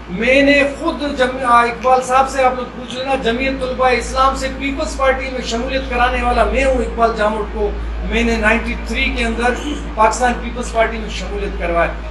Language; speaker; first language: Urdu; non-native, local second language; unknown